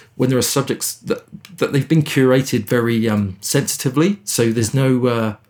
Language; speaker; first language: English; native; English